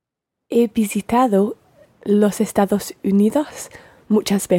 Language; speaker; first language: Spanish; non-native, learner; English